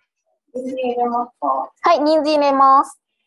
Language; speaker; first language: Japanese; non-native, learner; Vietnamese